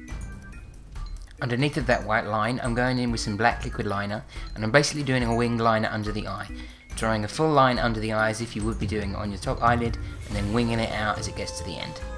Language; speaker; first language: English; native; English